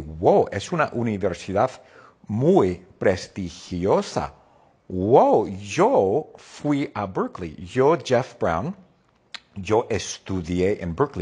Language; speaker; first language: Spanish; non-native, fluent; English